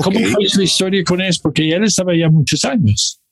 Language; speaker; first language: Spanish; non-native, fluent; English